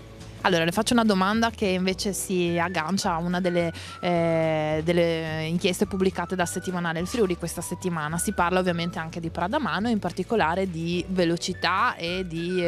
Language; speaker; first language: Italian; native; Italian